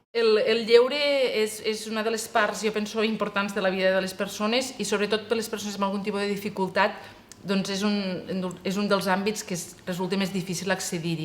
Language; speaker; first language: Catalan; native; Catalan